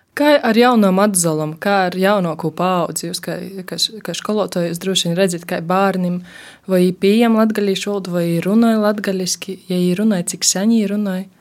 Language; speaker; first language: Latvian; native; Latvian